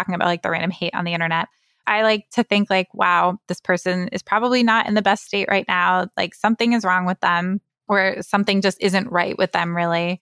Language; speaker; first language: English; early bilingual, other home language; Polish